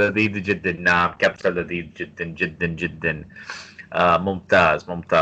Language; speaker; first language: Arabic; non-native, fluent; English